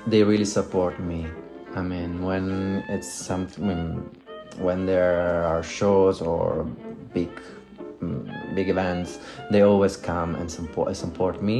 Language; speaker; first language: English; non-native, fluent; Italian